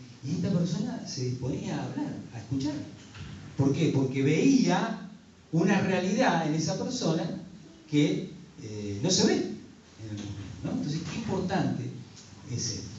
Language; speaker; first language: Spanish; native; Spanish